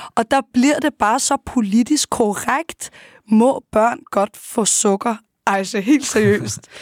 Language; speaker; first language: Danish; early bilingual, other home language; Arabic